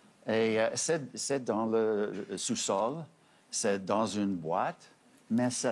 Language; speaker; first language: French; non-native, fluent; English